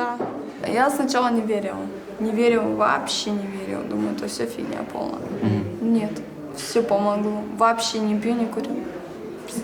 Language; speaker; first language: Russian; native; Russian